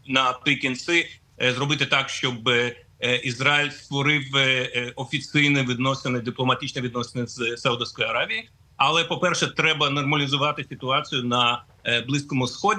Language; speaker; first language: Ukrainian; non-native, fluent; Russian